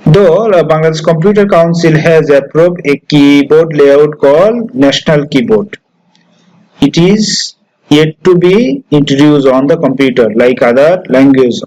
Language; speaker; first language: English; non-native, local second language; Bangla